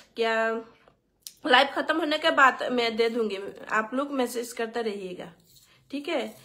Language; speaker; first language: Hindi; non-native, local second language; Bangla